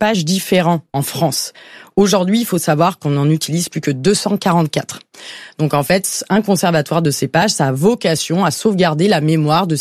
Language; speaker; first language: French; native; French